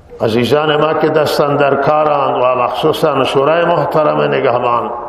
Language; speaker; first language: Persian; non-native, local second language; Baluchi